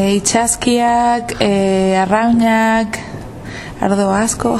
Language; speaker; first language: Basque; non-native, learner; Spanish